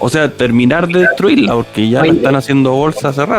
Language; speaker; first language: Spanish; native; Spanish